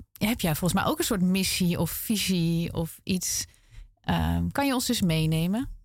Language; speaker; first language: Dutch; native; Dutch